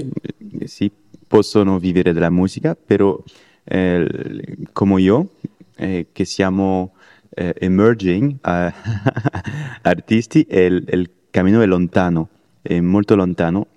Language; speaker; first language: Italian; non-native, learner; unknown